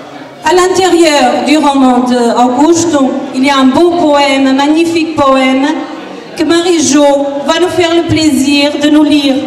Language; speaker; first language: French; non-native, fluent; Portuguese